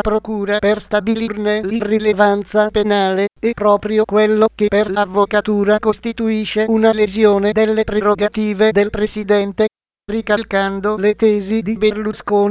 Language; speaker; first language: Italian; native; Italian